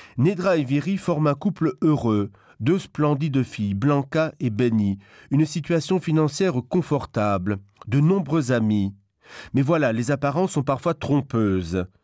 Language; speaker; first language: French; non-native, local second language; Luxembourgish